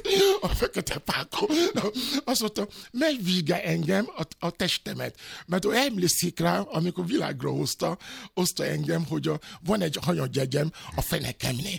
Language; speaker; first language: Hungarian; non-native, learner; Albanian